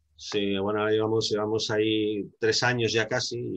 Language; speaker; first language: Spanish; native; Spanish